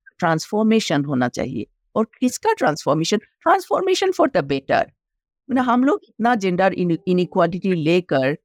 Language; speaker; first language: Hindi; non-native, local second language; Bangla